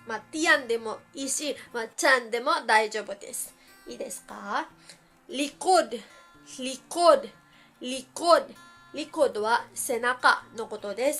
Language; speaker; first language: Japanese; early bilingual, heritage; Filipino